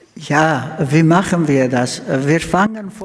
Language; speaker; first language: German; non-native, fluent; Turkish